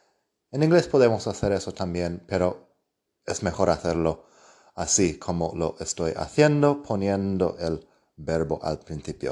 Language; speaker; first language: Spanish; non-native, fluent; English